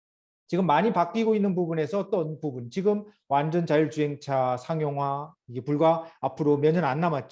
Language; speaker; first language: Korean; native; Korean